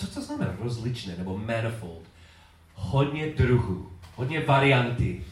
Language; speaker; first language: Czech; non-native, learner; English